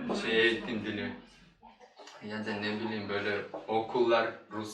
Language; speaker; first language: Turkish; non-native, learner; Kyrgyz